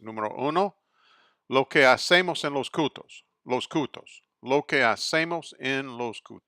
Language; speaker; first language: Spanish; non-native, fluent; English